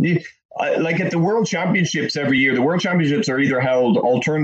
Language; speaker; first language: English; native; English